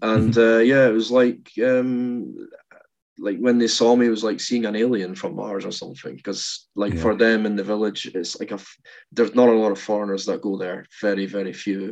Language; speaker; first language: English; native; English